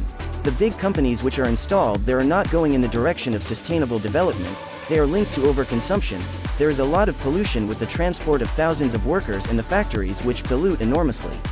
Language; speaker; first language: English; non-native, learner; French